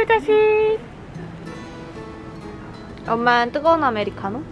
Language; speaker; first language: Korean; native; Korean